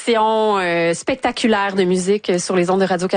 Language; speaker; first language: French; native; French